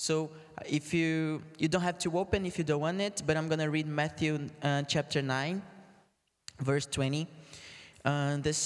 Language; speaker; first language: English; non-native, fluent; Portuguese